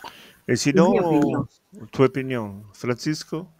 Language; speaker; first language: Spanish; non-native, fluent; Italian